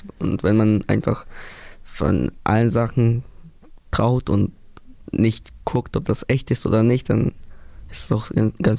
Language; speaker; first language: German; early bilingual, other home language; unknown